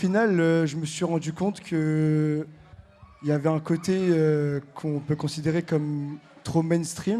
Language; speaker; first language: French; native; French